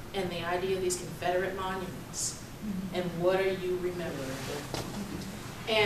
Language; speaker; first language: English; native; English